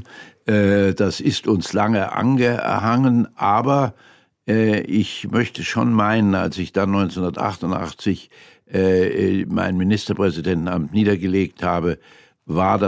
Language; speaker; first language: German; native; German